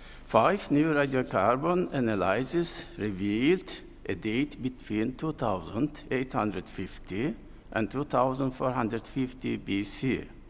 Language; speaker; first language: English; non-native, fluent; Turkish